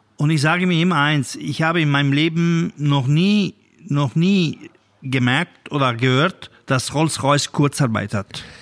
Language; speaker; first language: German; non-native, fluent; Italian